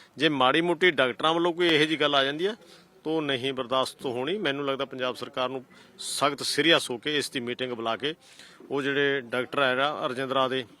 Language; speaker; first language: Punjabi; native; Punjabi